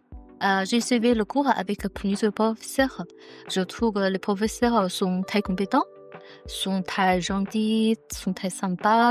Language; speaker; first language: French; non-native, learner; Chinese